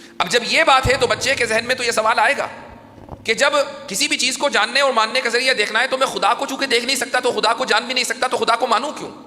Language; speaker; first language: Urdu; native; Urdu